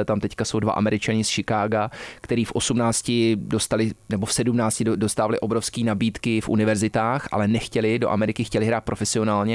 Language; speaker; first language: Czech; early bilingual, heritage; Czech